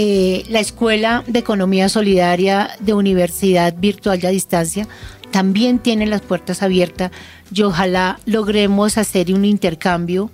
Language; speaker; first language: Spanish; native; Spanish